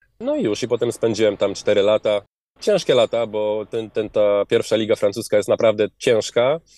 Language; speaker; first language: Polish; early bilingual, heritage; Polish